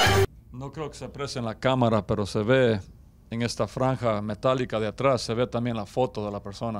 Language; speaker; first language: Spanish; non-native, fluent; English